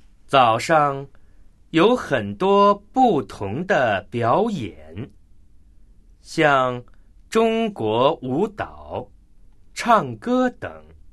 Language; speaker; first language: Chinese; non-native, learner; English